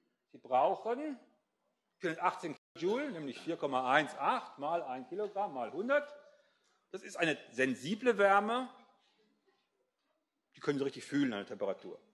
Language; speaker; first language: German; native; German